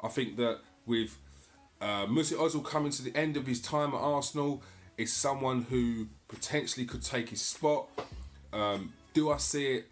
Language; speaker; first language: English; native; English